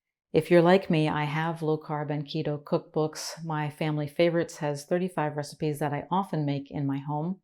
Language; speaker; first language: English; native; English